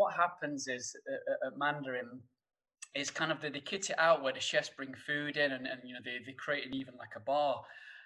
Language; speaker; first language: English; native; English